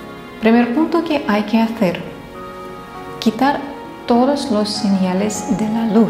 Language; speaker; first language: Spanish; non-native, fluent; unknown